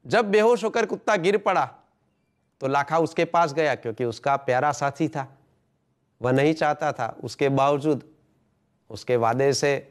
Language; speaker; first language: Hindi; non-native, local second language; Gujarati